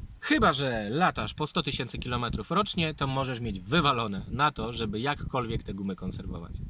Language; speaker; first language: Polish; native; Polish